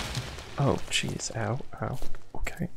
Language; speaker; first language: English; native; English